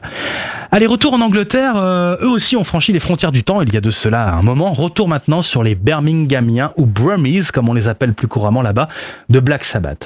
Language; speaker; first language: French; native; French